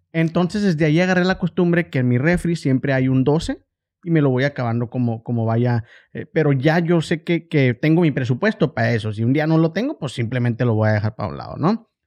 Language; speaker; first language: Spanish; native; Spanish